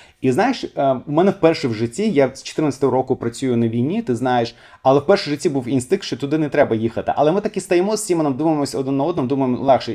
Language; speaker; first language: Ukrainian; non-native, fluent; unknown